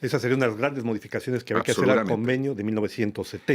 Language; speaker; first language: Spanish; native; Spanish